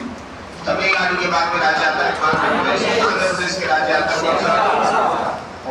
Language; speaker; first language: Hindi; native; Hindi